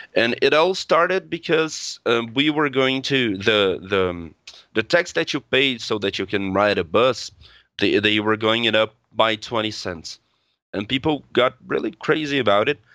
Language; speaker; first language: English; non-native, fluent; Portuguese